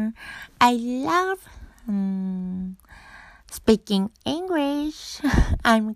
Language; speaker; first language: English; non-native, learner; Japanese